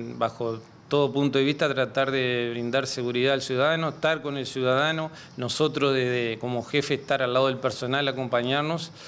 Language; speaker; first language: Spanish; native; Spanish